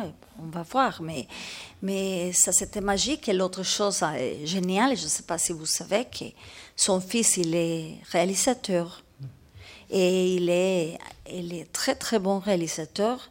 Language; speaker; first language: French; non-native, learner; Spanish